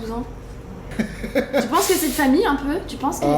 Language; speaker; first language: French; native; French